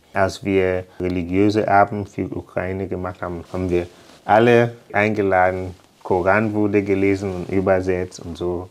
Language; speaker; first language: German; non-native, fluent; English